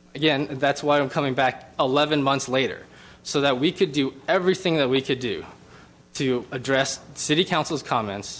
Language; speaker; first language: English; native; English